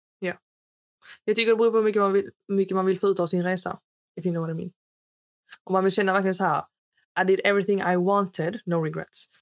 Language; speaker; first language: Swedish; non-native, fluent; Arabic